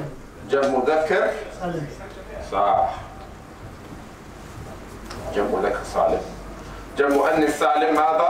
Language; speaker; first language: Arabic; non-native, fluent; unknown